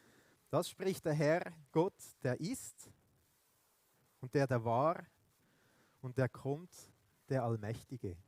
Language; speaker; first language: German; native; German